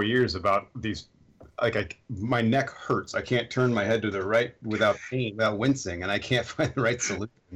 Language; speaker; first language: English; native; English